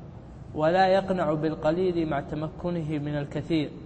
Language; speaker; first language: Arabic; native; Arabic